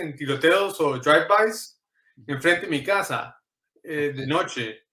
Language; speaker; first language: Spanish; early bilingual, heritage; Spanish